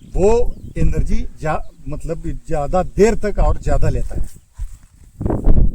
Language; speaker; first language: Hindi; non-native, local second language; Marathi